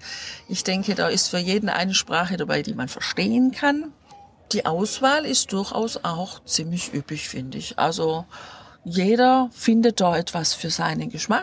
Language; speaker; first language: German; native; German